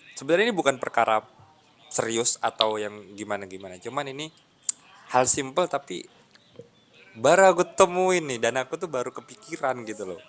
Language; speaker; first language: Indonesian; native; Indonesian